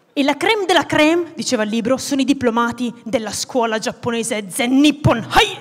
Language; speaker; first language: Italian; native; Italian